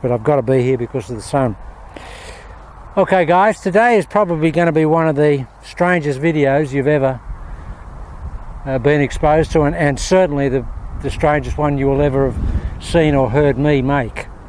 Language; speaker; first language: English; native; English